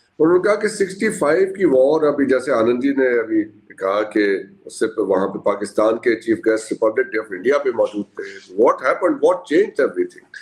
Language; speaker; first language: Urdu; non-native, local second language; Punjabi